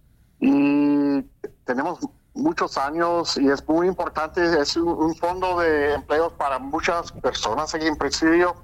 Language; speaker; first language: Spanish; early bilingual, heritage; Spanish